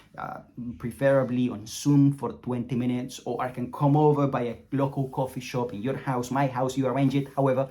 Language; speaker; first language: English; non-native, fluent; Spanish